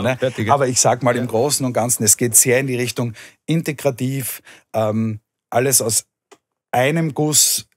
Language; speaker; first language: German; native; German